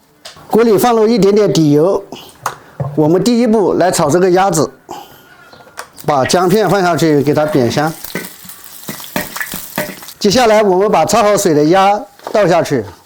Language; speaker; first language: Chinese; native; Chinese